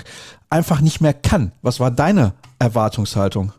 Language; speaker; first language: German; native; German